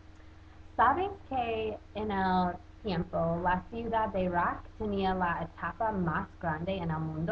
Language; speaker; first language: Spanish; non-native, learner; English